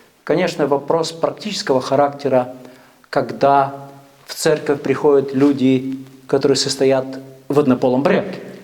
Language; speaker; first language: Russian; native; Russian